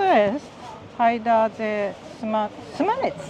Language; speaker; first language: Polish; non-native, learner; Japanese